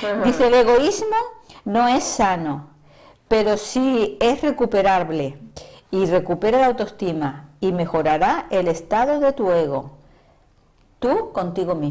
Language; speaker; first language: Spanish; native; Spanish